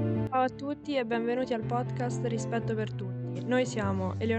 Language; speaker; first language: Italian; native; Italian